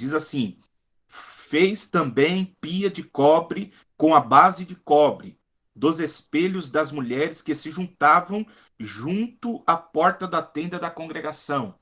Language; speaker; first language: Portuguese; native; Portuguese